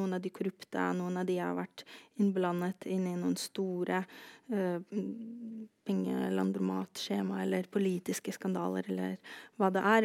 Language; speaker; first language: Norwegian; non-native, fluent; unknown